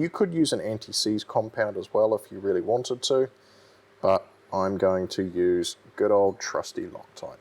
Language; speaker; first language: English; native; English